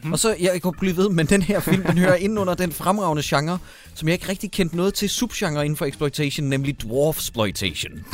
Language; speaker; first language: Danish; native; Danish